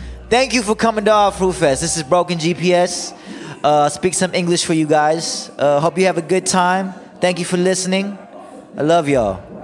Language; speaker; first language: English; early bilingual, other home language; Korean